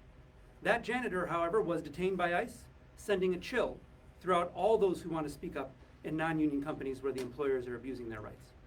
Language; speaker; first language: English; native; English